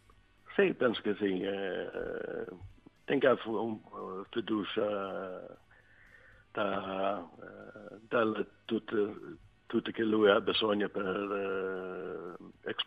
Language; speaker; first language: Italian; non-native, learner; Swedish